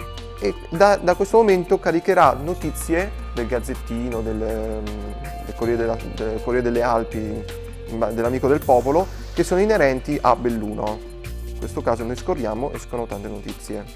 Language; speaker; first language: Italian; native; Italian